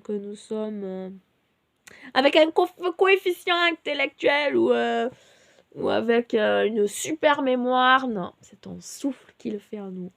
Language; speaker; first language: French; native; French